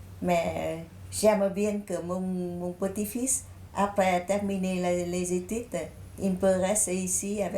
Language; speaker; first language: French; non-native, learner; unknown